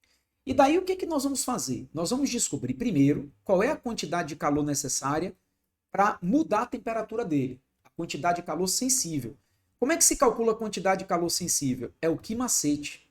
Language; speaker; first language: Portuguese; native; Portuguese